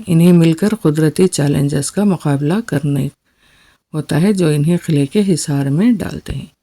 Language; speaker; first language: Urdu; native; Urdu